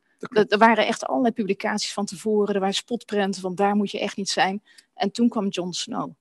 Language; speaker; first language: Dutch; native; Dutch